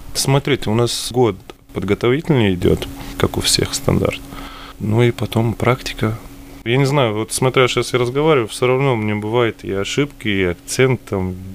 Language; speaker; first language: Russian; early bilingual, other home language; Arabic